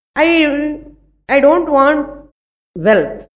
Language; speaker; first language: English; non-native, local second language; Tamil